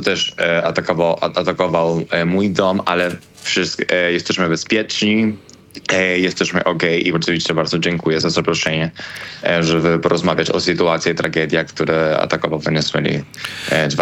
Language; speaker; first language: Polish; non-native, learner; Spanish